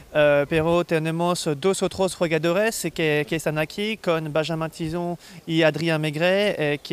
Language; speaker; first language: Spanish; non-native, learner; French